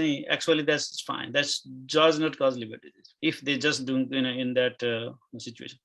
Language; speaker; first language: English; non-native, local second language; Nepali